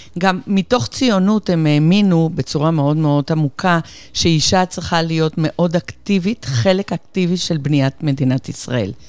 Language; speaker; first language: Hebrew; non-native, fluent; Spanish